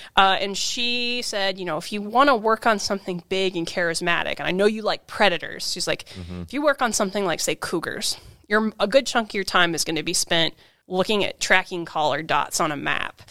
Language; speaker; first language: English; native; English